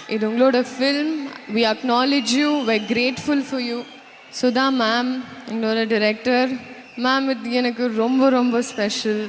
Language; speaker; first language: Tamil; non-native, learner; Telugu